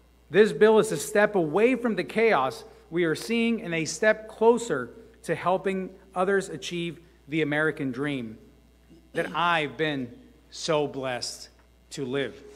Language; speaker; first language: English; early bilingual, other home language; Spanish